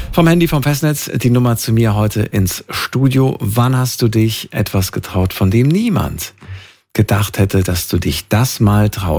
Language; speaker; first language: German; native; German